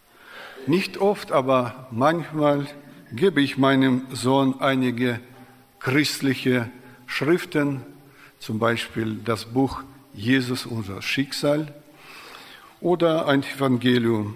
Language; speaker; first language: German; non-native, fluent; Russian